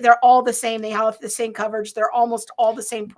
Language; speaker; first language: English; native; English